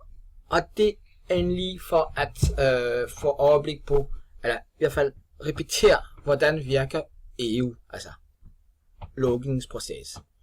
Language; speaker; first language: Danish; non-native, fluent; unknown